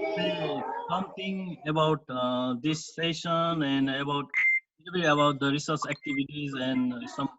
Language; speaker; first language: English; non-native, local second language; Nepali